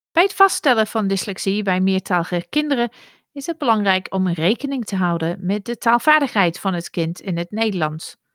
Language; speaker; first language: Dutch; non-native, fluent; English